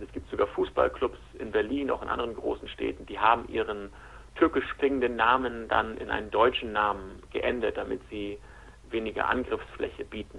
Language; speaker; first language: German; native; German